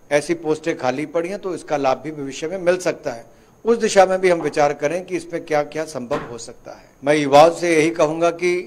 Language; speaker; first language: Hindi; native; Hindi